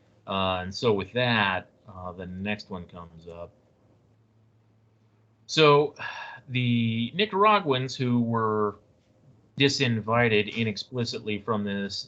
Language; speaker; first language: English; native; English